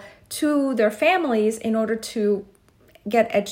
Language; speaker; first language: English; non-native, fluent; Persian